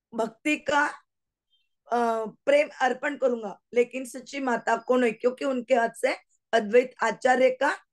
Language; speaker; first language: Hindi; non-native, local second language; Marathi